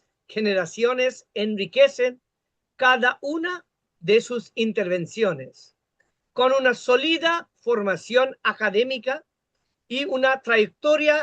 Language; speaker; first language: Spanish; non-native, fluent; Bangla